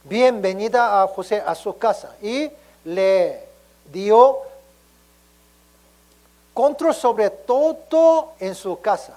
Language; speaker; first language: Spanish; non-native, learner; Korean